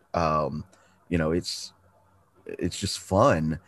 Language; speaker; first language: English; native; English